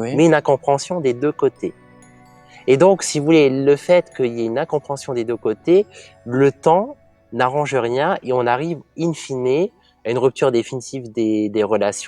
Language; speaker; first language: French; native; French